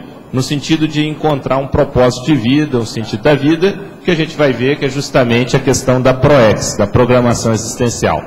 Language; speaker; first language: Portuguese; native; Portuguese